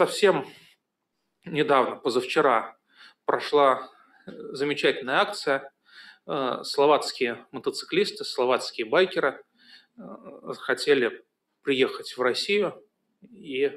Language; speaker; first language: Russian; native; Russian